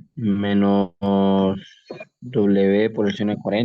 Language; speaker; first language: Spanish; native; Spanish